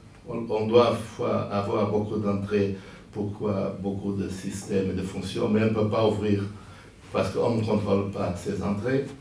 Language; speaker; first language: French; non-native, fluent; Portuguese